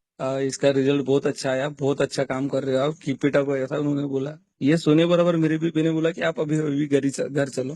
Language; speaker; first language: Hindi; non-native, local second language; Marathi